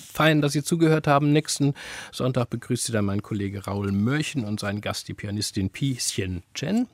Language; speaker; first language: German; native; German